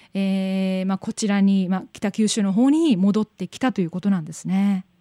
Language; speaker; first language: Japanese; non-native, fluent; Vietnamese